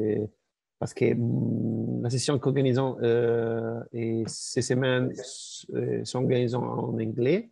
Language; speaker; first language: French; non-native, learner; Spanish